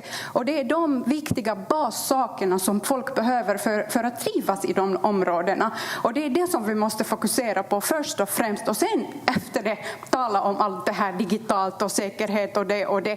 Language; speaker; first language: Swedish; non-native, fluent; Kurdish